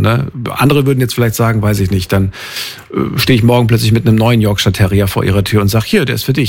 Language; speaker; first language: German; native; German